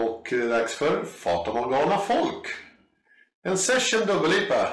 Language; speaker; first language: Swedish; native; Swedish